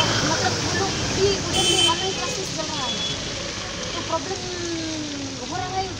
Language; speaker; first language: Hindi; non-native, local second language; Khasi